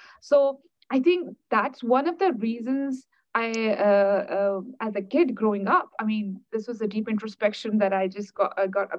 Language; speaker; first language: English; non-native, local second language; Urdu